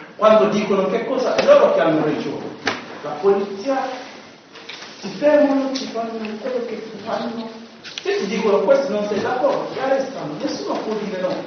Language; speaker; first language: Italian; non-native, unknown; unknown